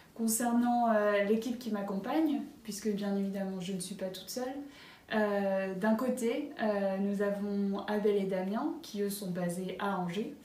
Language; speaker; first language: French; native; French